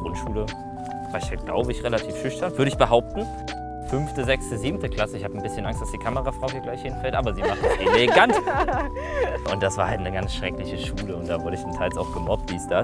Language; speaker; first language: German; native; German